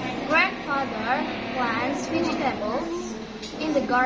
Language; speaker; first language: English; non-native, learner; Indonesian